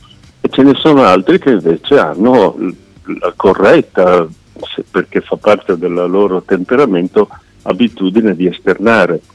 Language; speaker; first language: Italian; native; Italian